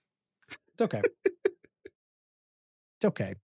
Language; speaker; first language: English; native; English